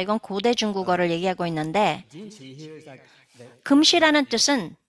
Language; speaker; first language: Korean; native; Korean